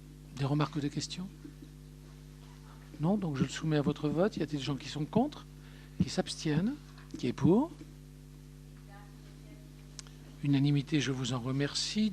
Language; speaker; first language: French; native; French